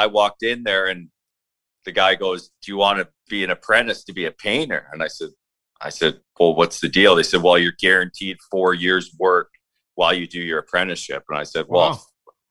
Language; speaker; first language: English; native; English